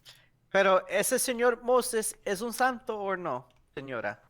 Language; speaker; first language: Spanish; non-native, learner; English